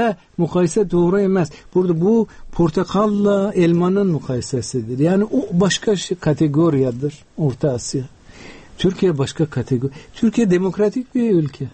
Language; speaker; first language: Turkish; non-native, fluent; Uzbek